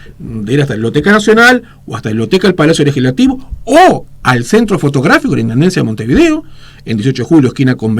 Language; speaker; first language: Spanish; native; Spanish